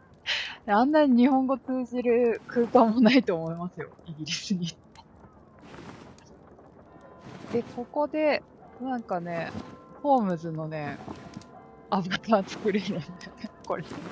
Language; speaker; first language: Japanese; native; Japanese